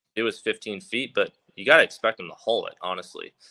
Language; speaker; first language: English; native; English